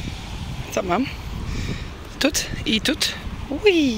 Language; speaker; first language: Turkish; non-native, learner; Dutch